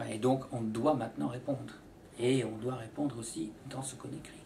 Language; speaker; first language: French; native; French